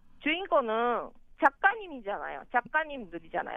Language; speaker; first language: Korean; non-native, learner; Japanese